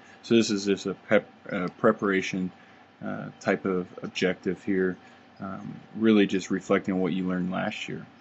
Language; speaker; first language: English; native; English